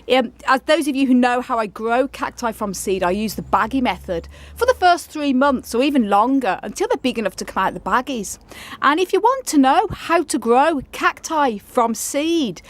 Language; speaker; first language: English; native; English